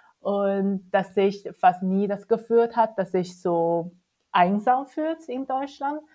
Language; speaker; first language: German; non-native, fluent; Chinese